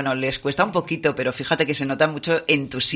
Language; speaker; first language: Spanish; native; Spanish